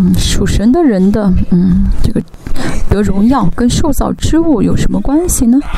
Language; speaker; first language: Chinese; non-native, fluent; Korean